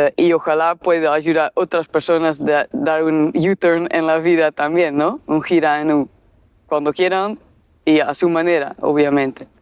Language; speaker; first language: Spanish; non-native, fluent; Dutch